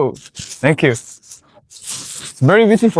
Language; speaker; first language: English; non-native, learner; Spanish